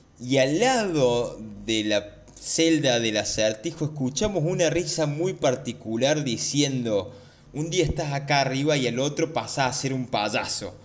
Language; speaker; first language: Spanish; native; Spanish